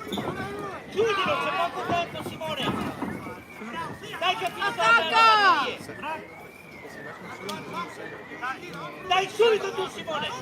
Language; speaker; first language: Italian; native; Italian